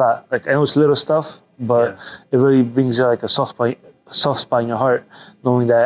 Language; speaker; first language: English; native; English